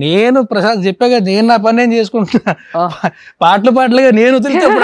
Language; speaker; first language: Telugu; native; Telugu